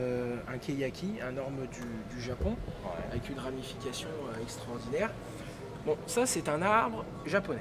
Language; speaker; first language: French; native; French